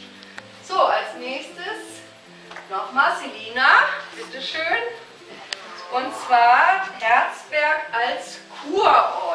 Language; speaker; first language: German; native; German